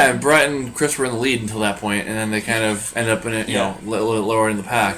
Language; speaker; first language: English; native; English